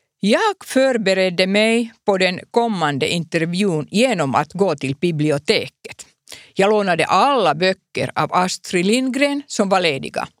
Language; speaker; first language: Swedish; non-native, local second language; Finnish